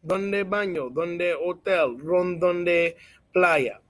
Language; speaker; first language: Spanish; non-native, learner; English